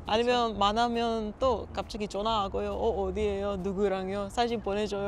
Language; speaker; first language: Korean; non-native, learner; Papiamento